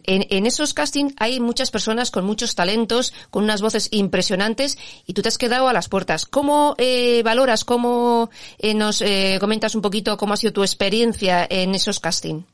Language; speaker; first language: Spanish; native; Spanish